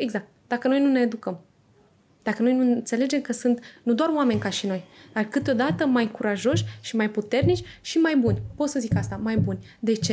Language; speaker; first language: Romanian; native; Romanian